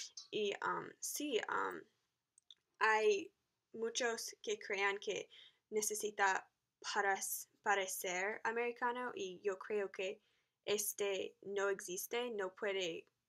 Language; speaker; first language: Spanish; non-native, learner; English